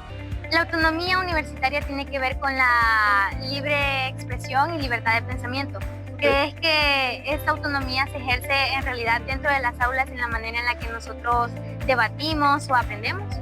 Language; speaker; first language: Spanish; native; Spanish